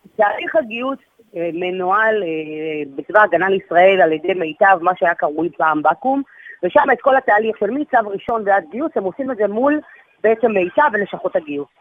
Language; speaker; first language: Hebrew; native; Hebrew